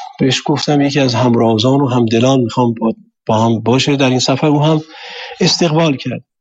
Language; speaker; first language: Persian; native; Persian